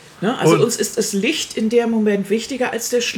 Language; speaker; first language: German; native; German